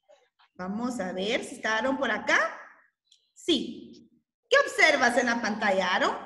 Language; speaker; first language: Spanish; native; Spanish